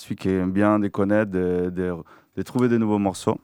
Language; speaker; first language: French; non-native, fluent; Spanish